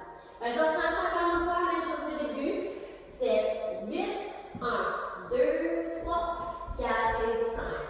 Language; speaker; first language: French; native; French